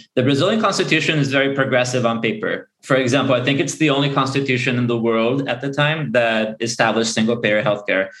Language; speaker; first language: English; early bilingual, other home language; Portuguese